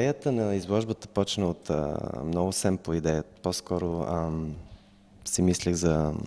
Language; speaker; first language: Bulgarian; native; Bulgarian